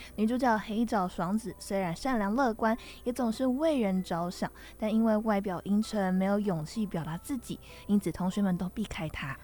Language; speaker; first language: Chinese; native; Chinese